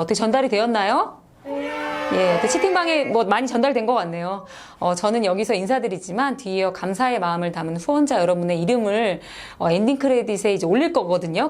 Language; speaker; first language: Korean; native; Korean